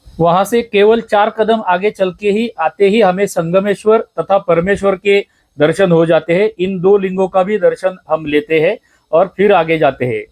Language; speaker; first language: Hindi; non-native, local second language; Marathi